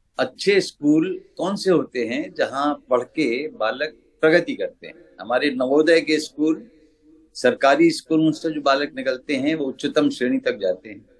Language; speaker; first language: Hindi; native; Hindi